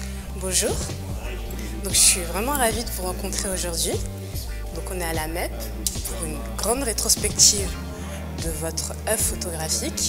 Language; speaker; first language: French; native; French